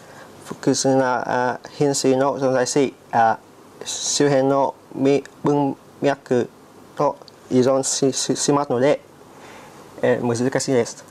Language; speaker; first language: Japanese; non-native, learner; Vietnamese